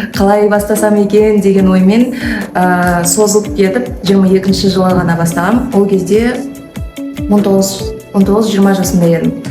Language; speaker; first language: Kazakh; non-native, local second language; Russian